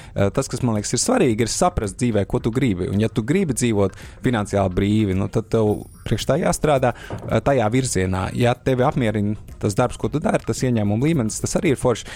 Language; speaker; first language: Latvian; native; Latvian